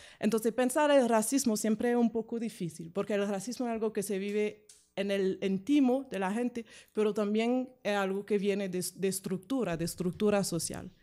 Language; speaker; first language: Spanish; non-native, fluent; French